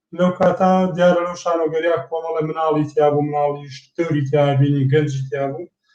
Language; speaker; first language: Central Kurdish; native; Central Kurdish